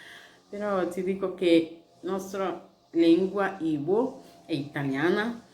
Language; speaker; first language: Italian; non-native, learner; Igbo